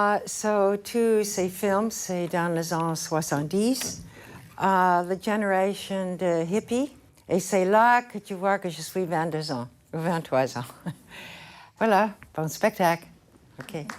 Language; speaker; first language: French; non-native, learner; English